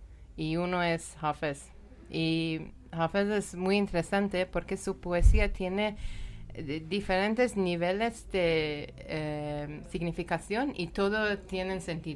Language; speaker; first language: Spanish; non-native, fluent; Persian